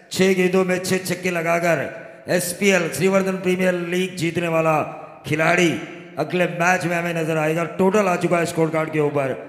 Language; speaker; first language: Hindi; non-native, local second language; Marathi